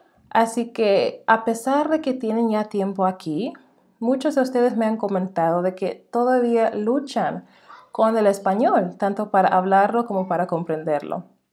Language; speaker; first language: Spanish; non-native, fluent; English